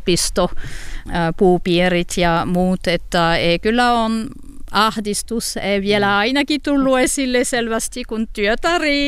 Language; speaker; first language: Finnish; non-native, learner; French